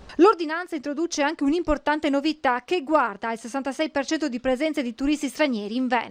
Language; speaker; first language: Italian; native; Italian